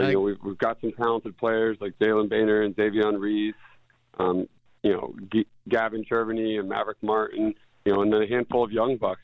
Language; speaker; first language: English; native; English